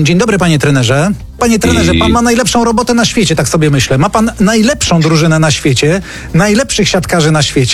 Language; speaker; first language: Polish; native; Polish